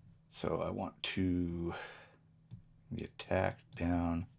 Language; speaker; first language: English; native; English